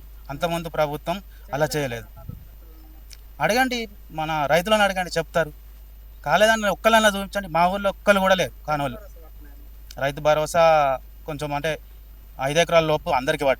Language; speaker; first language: Telugu; native; Telugu